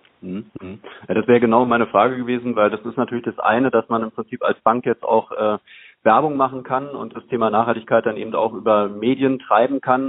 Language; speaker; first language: German; native; German